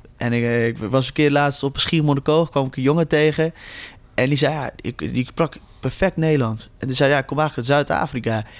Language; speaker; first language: Dutch; early bilingual, heritage; Dutch